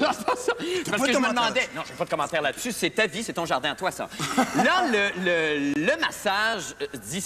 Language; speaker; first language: French; native; French